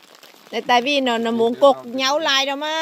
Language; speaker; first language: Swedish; non-native, learner; Vietnamese